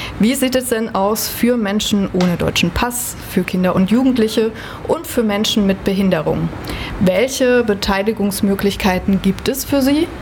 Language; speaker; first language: German; native; German